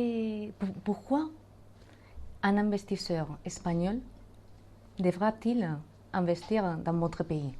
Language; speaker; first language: French; non-native, fluent; Spanish